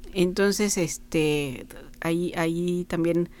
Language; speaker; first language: Spanish; native; Spanish